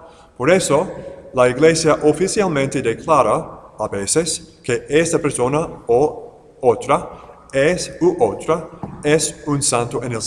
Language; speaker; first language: Spanish; non-native, fluent; English